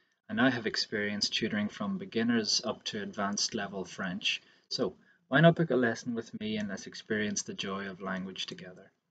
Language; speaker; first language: English; native; English